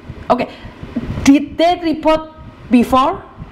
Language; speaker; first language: English; non-native, learner; Javanese